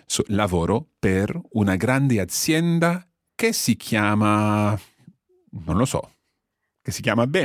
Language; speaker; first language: Italian; non-native, fluent; English